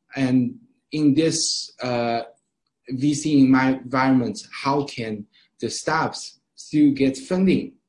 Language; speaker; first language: English; non-native, fluent; Chinese